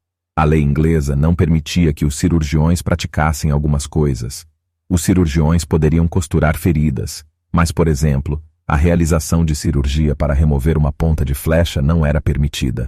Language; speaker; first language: Portuguese; native; Portuguese